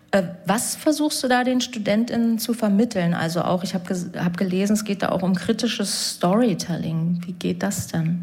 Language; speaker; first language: German; native; German